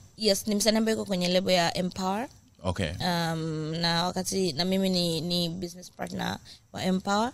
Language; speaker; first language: Swahili; native; Swahili